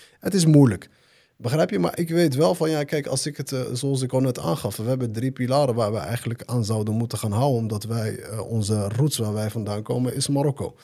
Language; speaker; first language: Dutch; early bilingual, other home language; Arabic